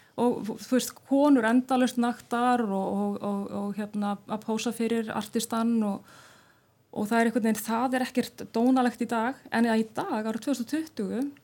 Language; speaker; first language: Icelandic; native; Icelandic